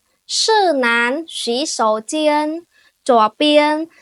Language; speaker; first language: Chinese; non-native, fluent; Khmer